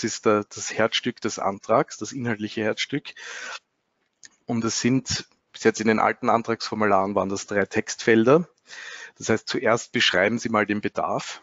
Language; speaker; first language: German; native; German